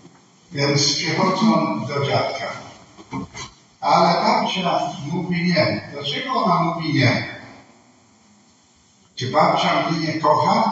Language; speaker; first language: Polish; non-native, fluent; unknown